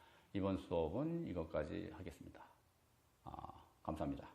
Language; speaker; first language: Korean; native; Korean